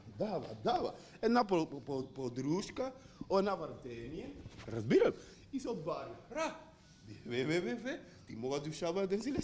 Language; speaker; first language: Bulgarian; non-native, learner; Spanish